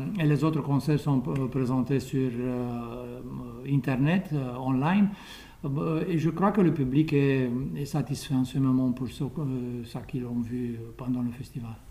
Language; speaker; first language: French; non-native, fluent; Romanian